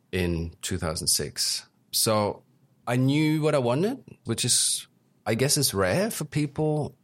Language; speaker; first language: English; early bilingual, other home language; German